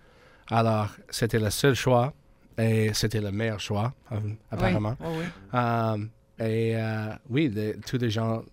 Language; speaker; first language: French; non-native, learner; English